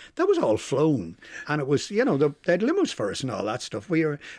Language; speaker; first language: English; native; English